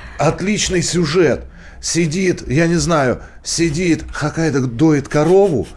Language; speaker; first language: Russian; native; Russian